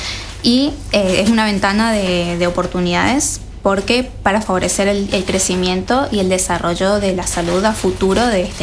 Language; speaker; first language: Spanish; native; Spanish